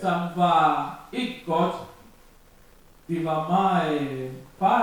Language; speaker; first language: Danish; non-native, learner; French